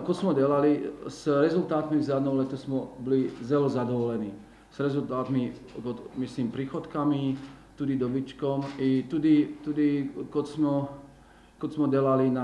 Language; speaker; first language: Slovenian; non-native, learner; Slovak